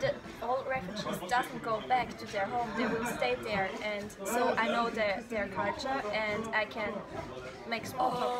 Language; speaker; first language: English; non-native, fluent; German